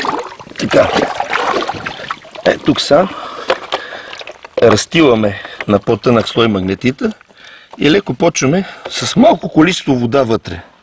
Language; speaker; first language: Bulgarian; native; Bulgarian